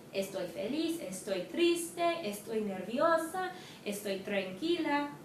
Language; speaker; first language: Spanish; non-native, fluent; English